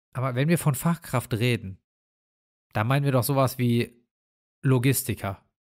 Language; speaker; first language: German; native; German